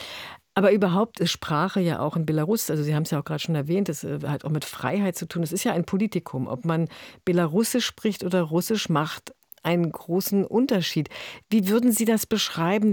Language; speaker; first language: German; native; German